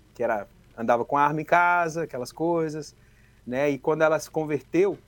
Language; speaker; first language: Portuguese; native; Portuguese